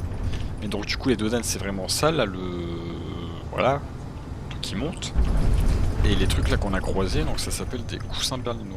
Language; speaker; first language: French; native; French